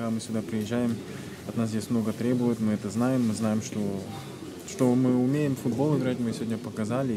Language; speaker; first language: Russian; early bilingual, heritage; Russian